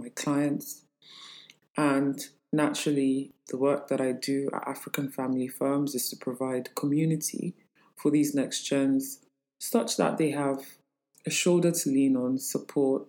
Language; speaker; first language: English; native; English